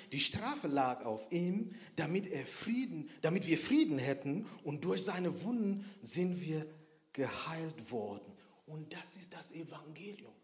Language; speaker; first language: German; non-native, fluent; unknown